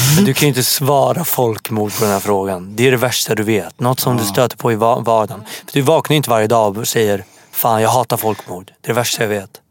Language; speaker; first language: Swedish; native; Swedish